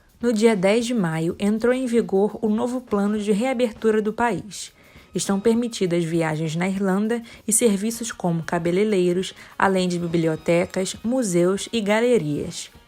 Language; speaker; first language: Portuguese; native; Portuguese